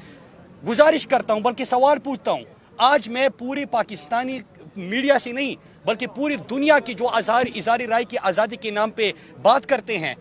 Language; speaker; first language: Urdu; native; Urdu